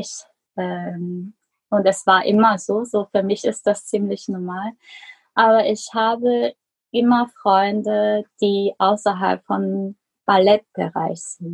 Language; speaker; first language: German; non-native, fluent; Korean